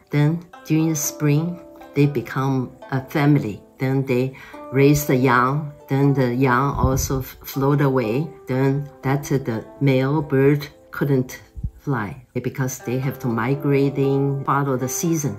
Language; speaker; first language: English; non-native, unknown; Chinese